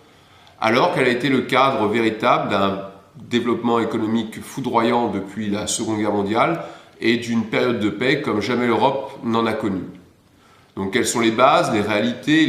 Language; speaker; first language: French; native; French